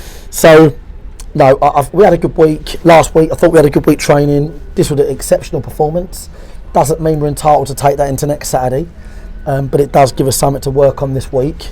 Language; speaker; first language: English; native; English